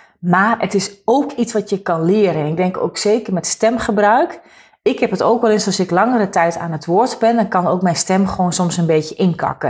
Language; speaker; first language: Dutch; native; Dutch